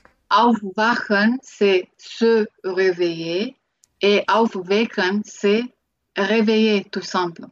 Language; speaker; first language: French; native; French